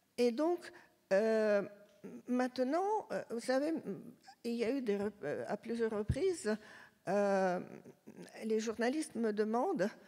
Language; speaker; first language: French; non-native, fluent; Russian